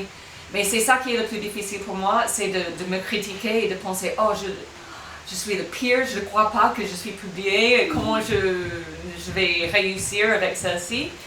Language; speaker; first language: French; non-native, fluent; English